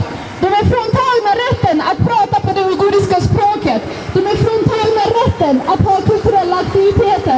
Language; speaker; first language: Swedish; non-native, fluent; Azerbaijani